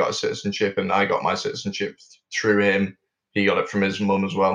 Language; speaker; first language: English; native; English